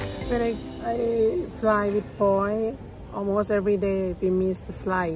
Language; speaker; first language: English; non-native, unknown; Thai